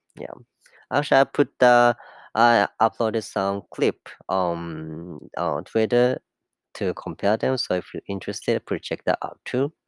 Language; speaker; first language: English; non-native, fluent; Japanese